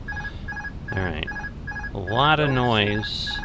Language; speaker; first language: English; native; English